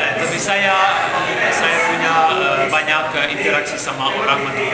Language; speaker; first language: Indonesian; non-native, learner; Bosnian